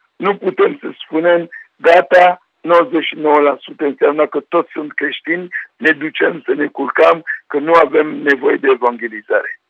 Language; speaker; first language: Romanian; non-native, fluent; Sango